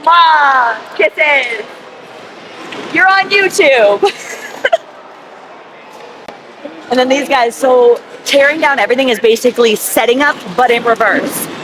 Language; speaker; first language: English; native; English